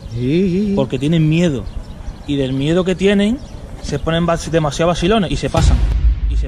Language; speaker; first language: Spanish; native; Spanish